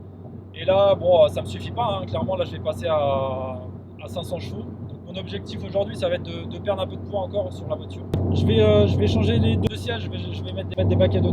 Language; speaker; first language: French; native; French